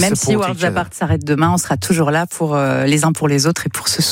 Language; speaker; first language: French; native; French